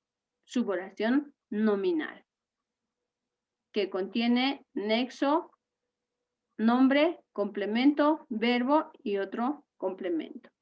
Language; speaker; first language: Spanish; native; Spanish